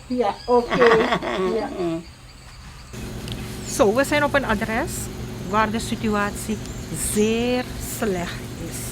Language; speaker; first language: Dutch; non-native, local second language; Caribbean Hindustani